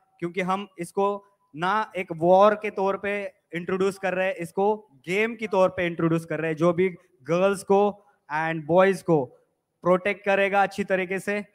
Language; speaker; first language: Hindi; non-native, local second language; Marathi